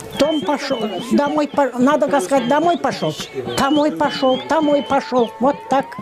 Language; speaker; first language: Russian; non-native, local second language; Chuvash